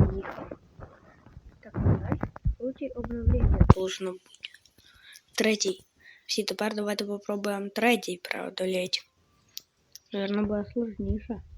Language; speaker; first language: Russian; non-native, local second language; Ukrainian